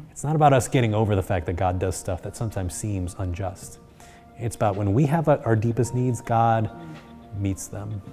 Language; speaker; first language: English; early bilingual, other home language; Spanish